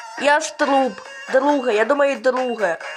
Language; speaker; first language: Ukrainian; non-native, local second language; Russian